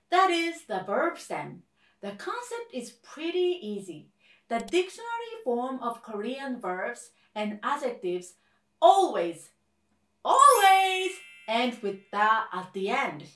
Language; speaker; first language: English; non-native, fluent; Korean